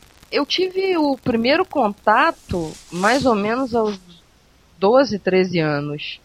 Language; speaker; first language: Portuguese; native; Portuguese